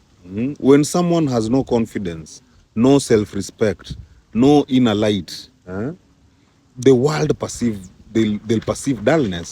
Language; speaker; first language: English; non-native, local second language; Swahili